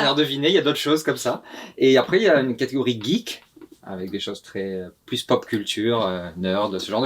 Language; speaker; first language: French; native; French